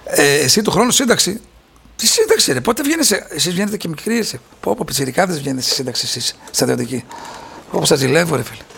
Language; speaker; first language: Greek; native; Greek